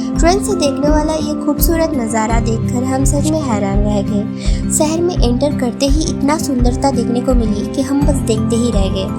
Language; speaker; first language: Hindi; non-native, local second language; Bangla